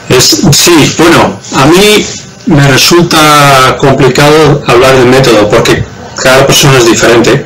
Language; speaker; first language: Spanish; non-native, fluent; Dutch